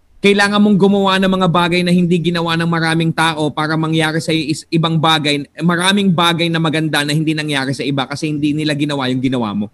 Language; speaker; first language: Filipino; native; Filipino